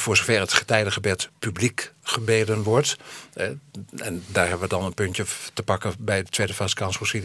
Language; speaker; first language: Dutch; native; Dutch